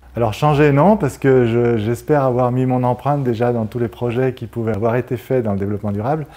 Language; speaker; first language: French; native; French